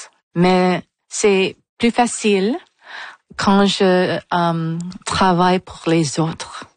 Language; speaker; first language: French; non-native, local second language; English